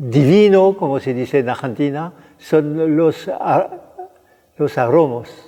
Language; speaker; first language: Spanish; non-native, fluent; French